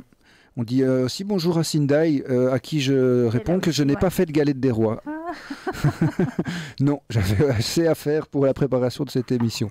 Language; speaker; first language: French; native; French